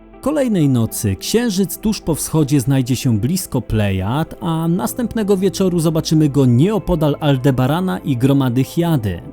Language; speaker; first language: Polish; native; Polish